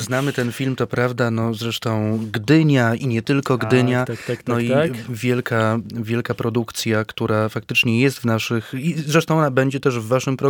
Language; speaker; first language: Polish; native; Polish